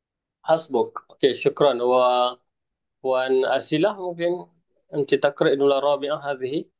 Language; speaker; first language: Arabic; non-native, fluent; Malay